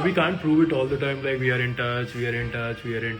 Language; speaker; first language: Telugu; native; Telugu